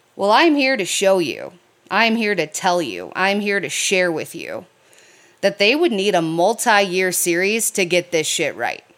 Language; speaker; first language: English; native; English